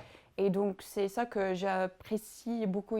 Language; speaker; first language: French; non-native, fluent; English